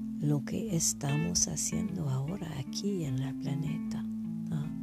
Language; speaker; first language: Spanish; non-native, fluent; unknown